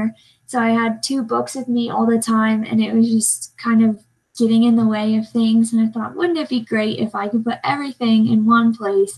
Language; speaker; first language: English; native; English